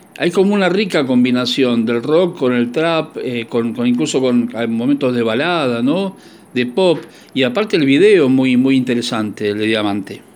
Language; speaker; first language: Spanish; native; Spanish